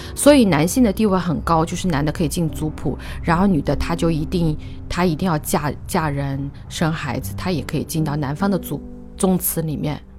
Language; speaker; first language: Chinese; native; Chinese